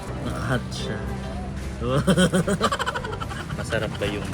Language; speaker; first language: Filipino; non-native, local second language; Bikol